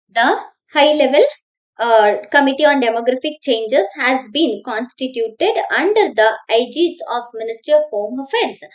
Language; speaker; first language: English; non-native, local second language; Kannada